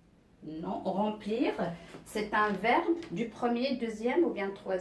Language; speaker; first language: French; non-native, local second language; Arabic